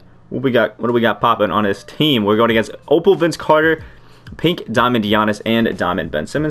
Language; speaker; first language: English; native; English